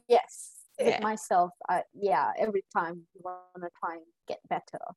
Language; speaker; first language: English; non-native, local second language; Gujarati